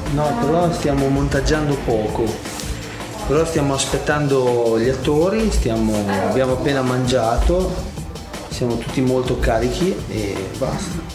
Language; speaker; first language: Italian; native; Italian